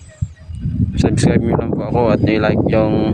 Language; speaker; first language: Filipino; non-native, local second language; Kinaray-a